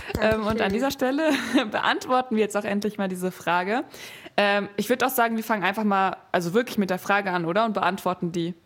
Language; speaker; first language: German; native; German